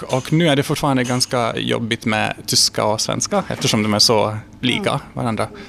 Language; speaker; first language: Swedish; non-native, fluent; Hungarian